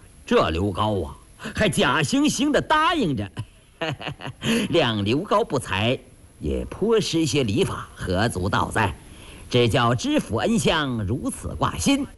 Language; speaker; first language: Chinese; native; Chinese